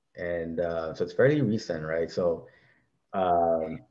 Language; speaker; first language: English; native; English